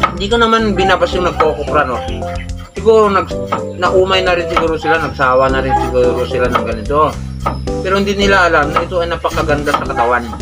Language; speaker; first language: Filipino; non-native, local second language; Iloko